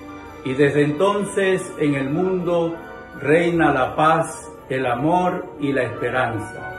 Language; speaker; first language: Spanish; native; Spanish